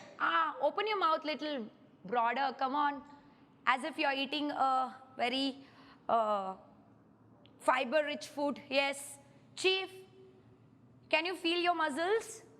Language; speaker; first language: English; non-native, local second language; Kannada